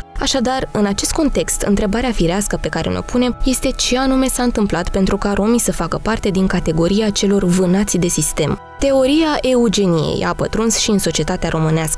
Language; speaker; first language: Romanian; native; Romanian